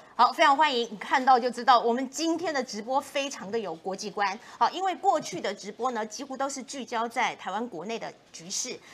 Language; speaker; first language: Chinese; native; Chinese